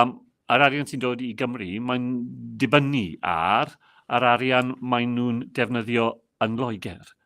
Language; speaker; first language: Welsh; non-native, local second language; English